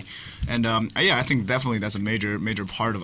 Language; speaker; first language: English; non-native, fluent; Chinese